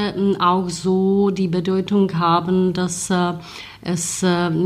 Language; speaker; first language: German; non-native, fluent; Czech